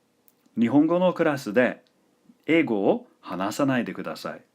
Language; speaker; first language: Japanese; non-native, fluent; English